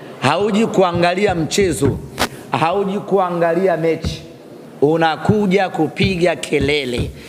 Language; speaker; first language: Swahili; native; Swahili